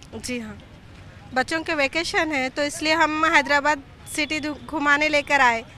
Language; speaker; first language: Hindi; non-native, local second language; Urdu